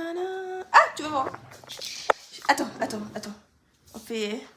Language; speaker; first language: French; native; French